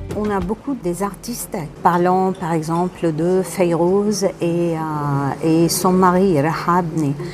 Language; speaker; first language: French; non-native, local second language; Arabic